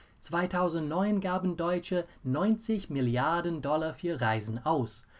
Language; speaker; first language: German; non-native, fluent; English